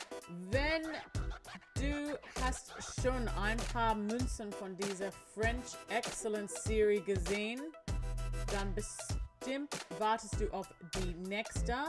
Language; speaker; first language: German; non-native, learner; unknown